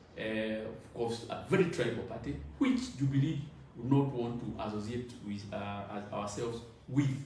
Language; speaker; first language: English; non-native, local second language; Swahili